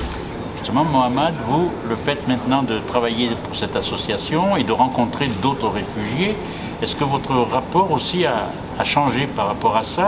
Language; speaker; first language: French; native; French